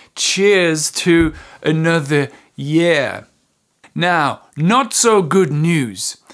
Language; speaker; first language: English; non-native, fluent; French